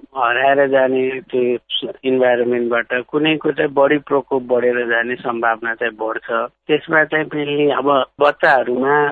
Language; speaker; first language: Nepali; non-native, local second language; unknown